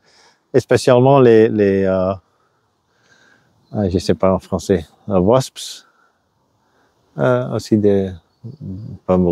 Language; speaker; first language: French; non-native, local second language; Dutch